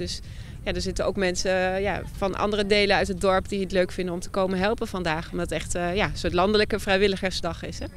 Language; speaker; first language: Dutch; native; Dutch